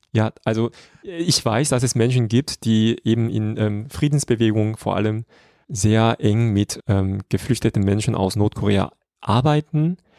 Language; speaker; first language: German; non-native, fluent; Korean